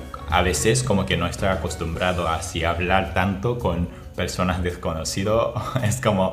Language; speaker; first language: Spanish; non-native, fluent; Japanese